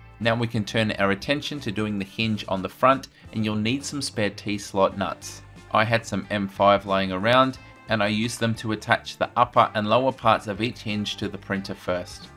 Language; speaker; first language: English; native; English